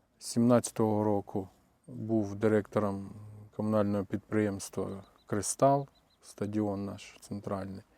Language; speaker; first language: Ukrainian; native; Ukrainian